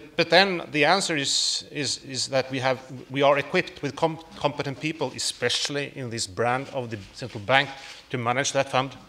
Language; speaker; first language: English; non-native, fluent; Norwegian